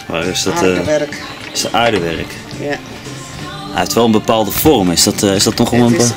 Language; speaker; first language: Dutch; native; Dutch